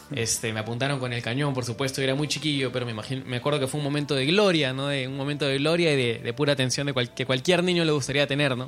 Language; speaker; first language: Spanish; native; Spanish